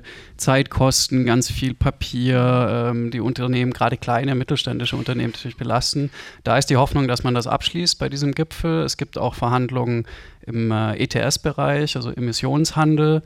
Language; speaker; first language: German; native; German